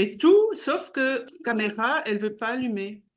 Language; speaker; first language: French; native; French